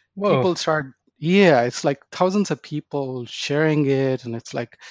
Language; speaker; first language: English; non-native, local second language; Tamil